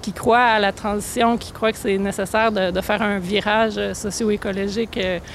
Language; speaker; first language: French; native; French